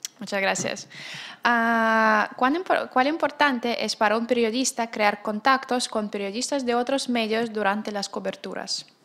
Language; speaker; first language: Spanish; non-native, fluent; Russian